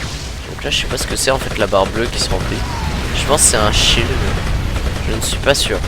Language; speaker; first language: French; native; French